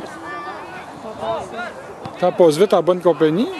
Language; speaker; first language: French; native; French